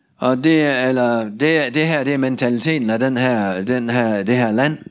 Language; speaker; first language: Danish; non-native, learner; Russian